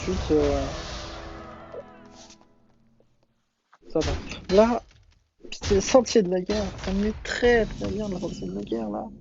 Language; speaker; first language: French; native; French